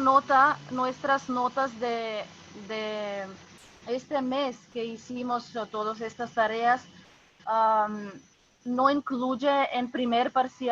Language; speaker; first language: Spanish; non-native, fluent; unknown